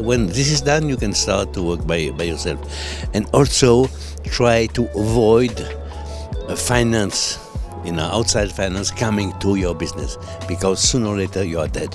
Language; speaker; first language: English; non-native, fluent; French